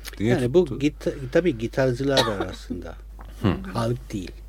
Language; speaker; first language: Turkish; non-native, fluent; Italian